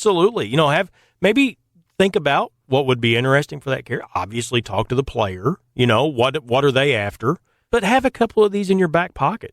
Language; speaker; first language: English; native; English